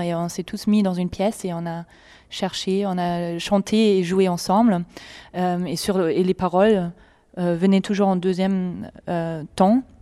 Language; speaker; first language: French; non-native, fluent; German